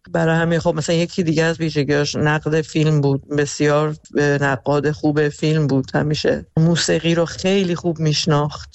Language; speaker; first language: Persian; native; Persian